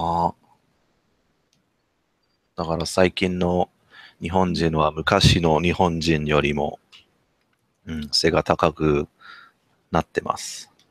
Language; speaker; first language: Japanese; non-native, learner; English